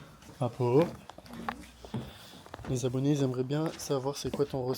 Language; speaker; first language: French; native; French